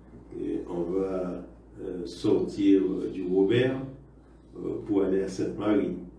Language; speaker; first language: French; native; French